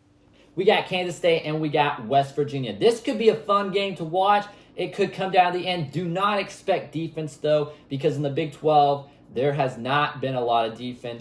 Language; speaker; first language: English; native; English